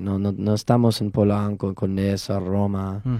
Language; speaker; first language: Spanish; non-native, learner; English